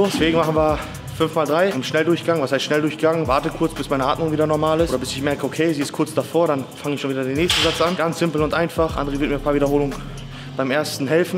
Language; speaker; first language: German; native; German